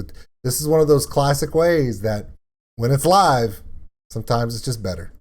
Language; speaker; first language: English; native; English